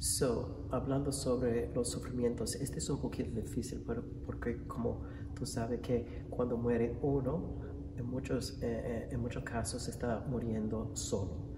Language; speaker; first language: Spanish; non-native, fluent; English